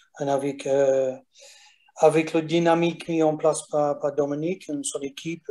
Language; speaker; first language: French; non-native, fluent; English